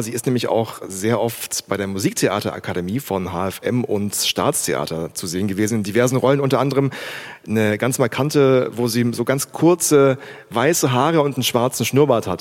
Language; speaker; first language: German; native; German